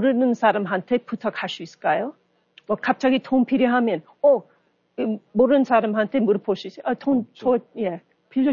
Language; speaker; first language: Korean; non-native, learner; English